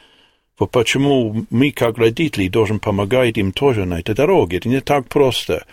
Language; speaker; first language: Russian; non-native, learner; English